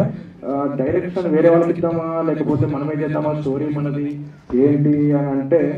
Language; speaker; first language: Telugu; native; Telugu